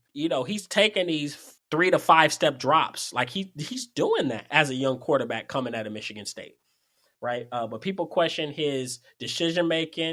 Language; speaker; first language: English; native; English